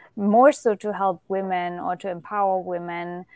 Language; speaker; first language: English; non-native, fluent; German